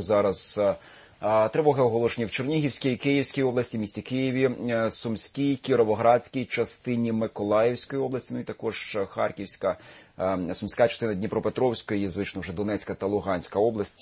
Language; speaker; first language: Ukrainian; native; Ukrainian